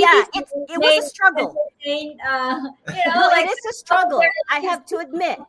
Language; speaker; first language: English; non-native, local second language; Cebuano